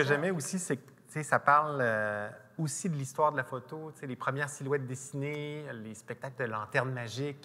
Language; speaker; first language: French; native; French